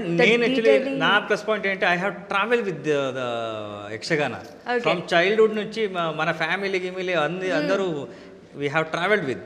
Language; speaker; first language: Telugu; non-native, local second language; Kannada